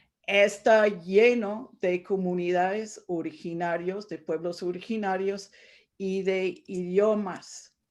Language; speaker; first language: Spanish; non-native, fluent; English